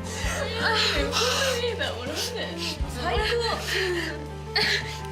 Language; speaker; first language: Japanese; native; Japanese